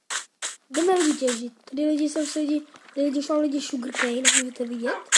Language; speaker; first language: Czech; non-native, learner; Slovak